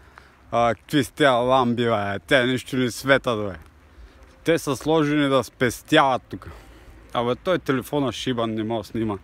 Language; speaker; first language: Bulgarian; native; Bulgarian